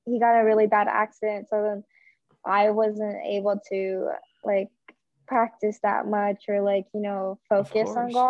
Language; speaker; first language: English; native; English